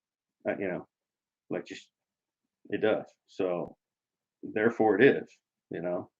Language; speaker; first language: English; native; English